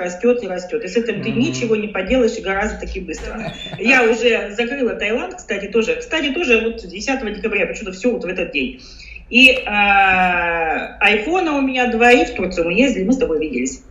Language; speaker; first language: Russian; native; Russian